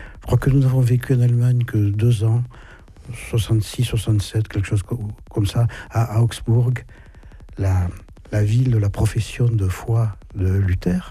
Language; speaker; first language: French; native; French